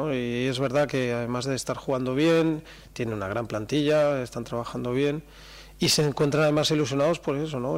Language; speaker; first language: Spanish; native; Spanish